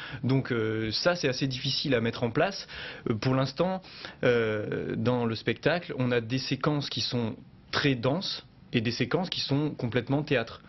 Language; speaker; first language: French; native; French